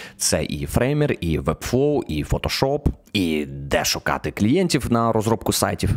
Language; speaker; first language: Ukrainian; non-native, local second language; Russian